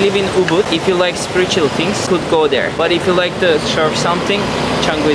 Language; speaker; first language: English; non-native, learner; Turkish